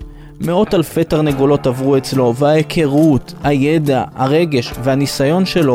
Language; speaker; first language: Hebrew; native; Hebrew